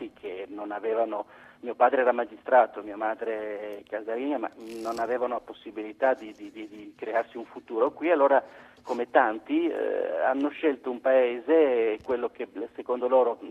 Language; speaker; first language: Italian; early bilingual, other home language; Croatian